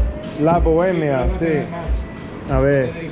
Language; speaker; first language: Spanish; non-native, learner; English